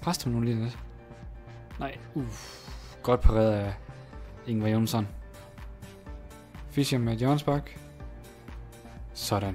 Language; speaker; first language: Danish; native; Danish